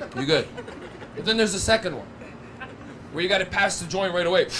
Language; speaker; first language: English; native; English